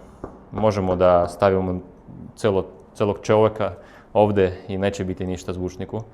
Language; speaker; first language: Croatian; non-native, fluent; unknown